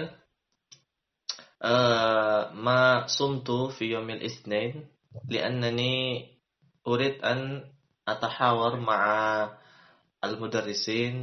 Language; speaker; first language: Arabic; non-native, learner; Indonesian